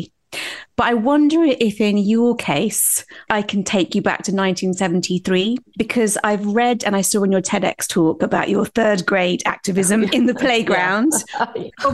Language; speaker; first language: English; native; English